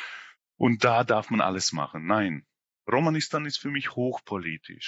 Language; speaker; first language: German; non-native, fluent; Hungarian